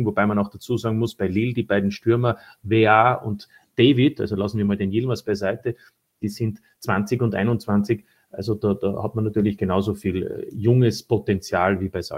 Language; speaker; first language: German; native; German